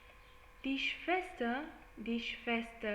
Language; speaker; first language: German; non-native, learner; English